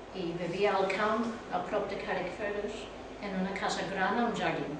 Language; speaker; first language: Catalan; non-native, learner; English